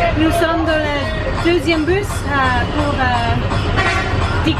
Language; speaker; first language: French; non-native, learner; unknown